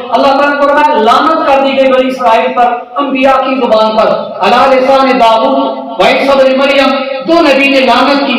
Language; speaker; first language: Urdu; non-native, local second language; Punjabi